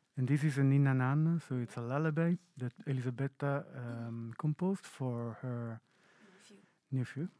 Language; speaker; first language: English; non-native, fluent; Italian